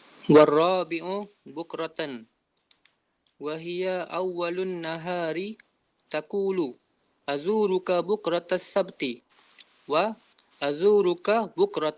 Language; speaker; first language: Arabic; non-native, learner; Malay